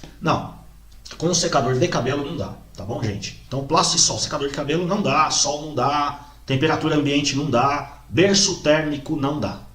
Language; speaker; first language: Portuguese; native; Portuguese